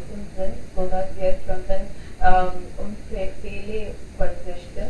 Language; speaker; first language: German; non-native, learner; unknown